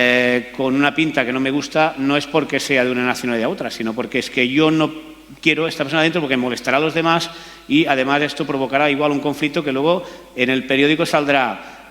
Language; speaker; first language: Spanish; native; Spanish